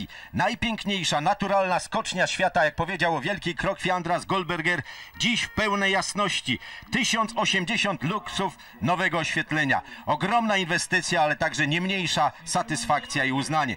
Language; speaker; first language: Polish; native; Polish